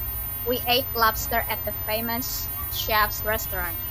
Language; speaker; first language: English; non-native, learner; Indonesian